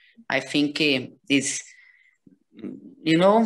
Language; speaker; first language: English; non-native, learner; Portuguese